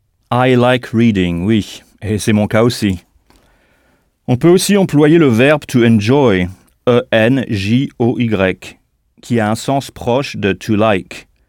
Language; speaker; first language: French; native; French